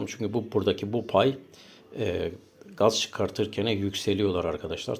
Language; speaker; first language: Turkish; native; Turkish